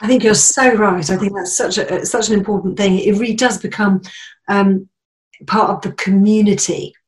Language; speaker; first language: English; native; English